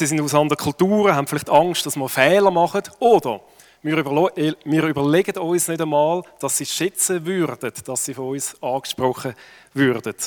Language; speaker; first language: German; native; German